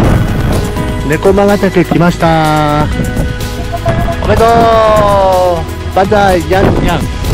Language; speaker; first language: Japanese; native; Japanese